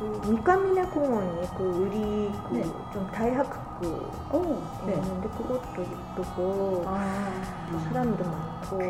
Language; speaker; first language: Korean; non-native, learner; Japanese